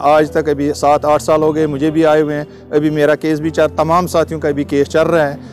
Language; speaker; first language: Hindi; non-native, local second language; Kashmiri